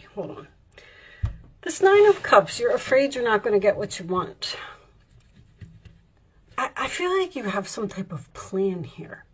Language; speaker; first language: English; native; English